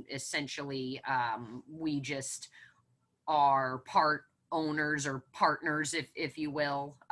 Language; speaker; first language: English; native; English